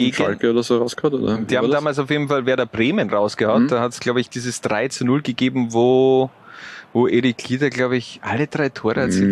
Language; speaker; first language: German; native; German